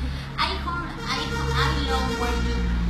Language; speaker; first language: English; non-native, learner; Spanish